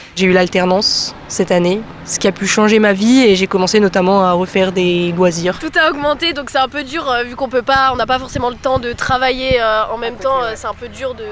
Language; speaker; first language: French; native; French